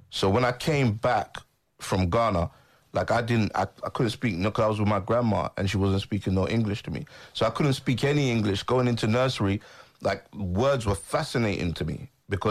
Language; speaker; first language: English; native; English